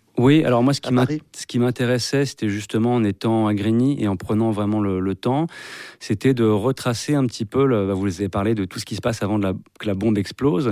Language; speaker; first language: French; native; French